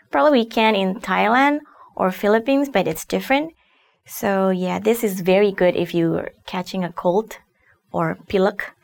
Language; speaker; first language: English; non-native, fluent; Indonesian